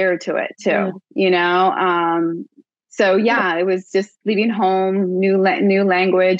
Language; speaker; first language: English; early bilingual, other home language; Spanish